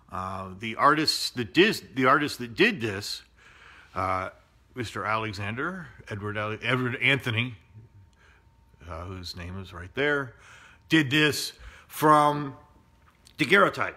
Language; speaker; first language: English; native; English